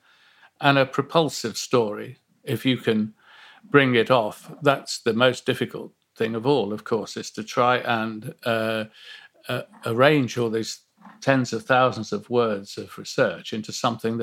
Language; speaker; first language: English; native; English